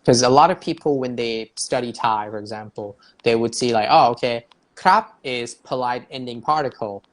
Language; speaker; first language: English; non-native, fluent; Thai